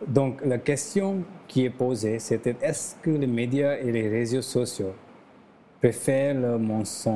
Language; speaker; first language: French; non-native, learner; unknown